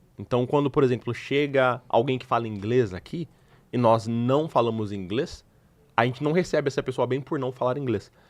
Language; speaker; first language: Portuguese; native; Portuguese